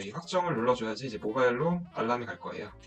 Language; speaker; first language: Korean; native; Korean